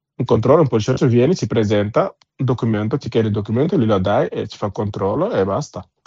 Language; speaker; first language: Italian; non-native, fluent; Wolof